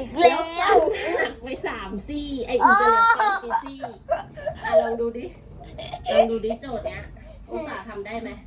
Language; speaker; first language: Thai; native; Thai